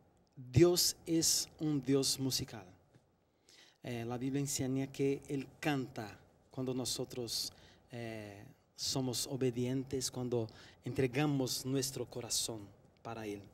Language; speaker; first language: Spanish; non-native, fluent; Portuguese